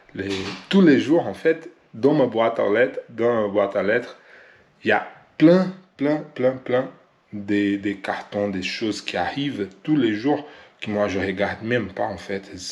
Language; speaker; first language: French; non-native, learner; Portuguese